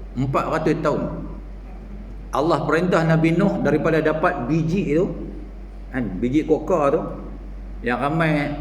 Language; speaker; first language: Malay; native; Malay